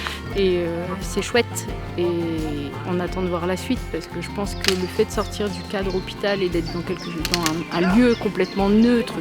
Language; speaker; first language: French; native; French